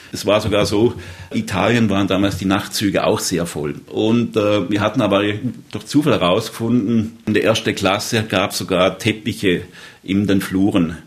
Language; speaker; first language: German; native; German